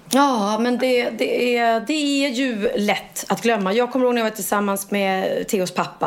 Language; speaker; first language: Swedish; native; Swedish